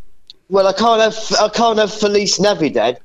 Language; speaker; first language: English; native; English